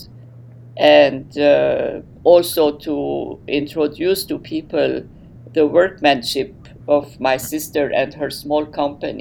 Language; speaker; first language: English; non-native, fluent; Arabic